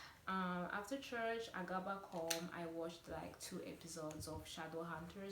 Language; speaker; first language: English; non-native, local second language; Kinyarwanda